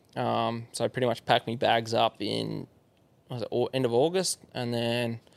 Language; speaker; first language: English; native; English